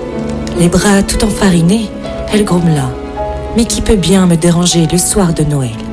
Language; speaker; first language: French; native; French